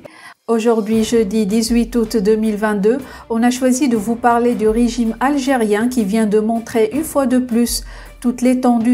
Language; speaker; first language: French; non-native, local second language; Arabic